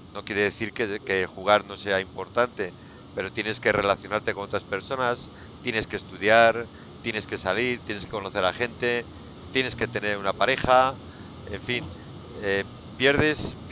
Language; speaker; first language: Spanish; native; Spanish